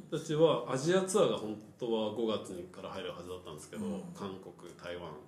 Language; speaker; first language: Japanese; native; Japanese